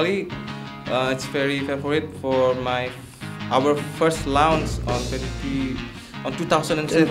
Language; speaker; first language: English; non-native, learner; Indonesian